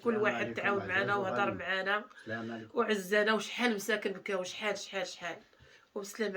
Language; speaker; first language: Arabic; native; Arabic